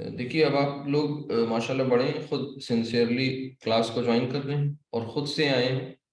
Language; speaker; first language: Urdu; native; Urdu